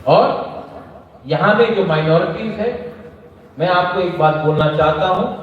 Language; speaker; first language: Hindi; non-native, local second language; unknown